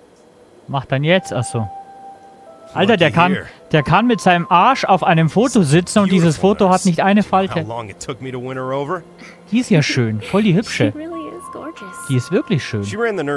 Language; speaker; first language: German; native; German